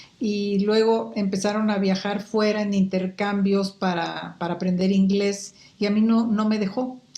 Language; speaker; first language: Spanish; native; Spanish